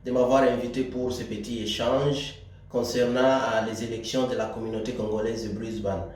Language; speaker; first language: French; non-native, local second language; Swahili